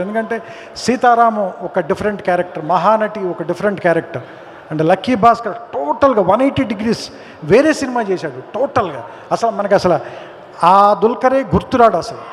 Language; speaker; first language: Telugu; native; Telugu